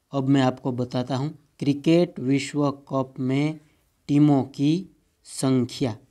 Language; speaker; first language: Hindi; non-native, local second language; Gujarati